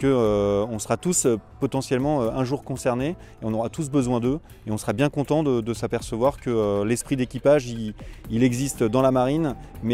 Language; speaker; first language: French; native; French